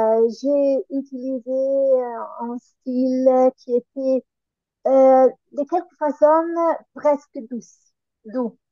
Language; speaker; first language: French; non-native, learner; Italian